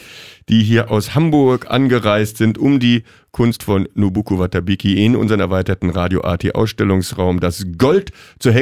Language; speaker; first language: German; native; German